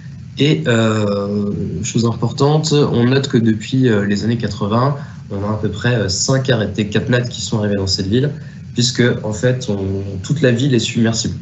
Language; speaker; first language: French; native; French